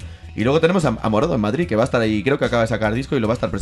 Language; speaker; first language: Spanish; native; Spanish